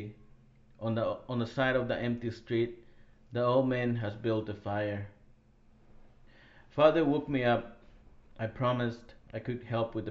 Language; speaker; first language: English; non-native, fluent; Spanish